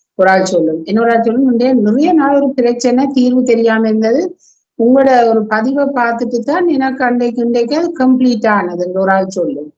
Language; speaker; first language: Tamil; native; Tamil